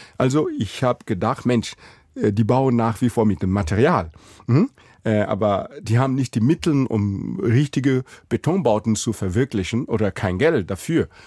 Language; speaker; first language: German; non-native, fluent; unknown